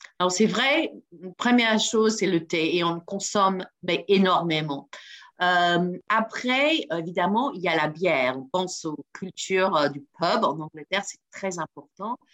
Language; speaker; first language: French; non-native, fluent; English